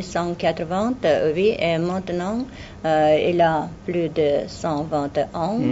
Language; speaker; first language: French; non-native, fluent; Russian